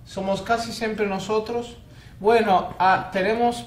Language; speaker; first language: Spanish; non-native, fluent; Italian